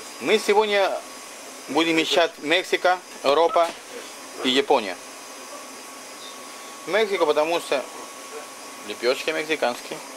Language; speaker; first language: Russian; non-native, learner; Spanish